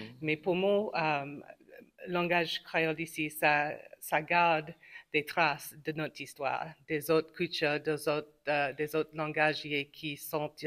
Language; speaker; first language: French; non-native, local second language; English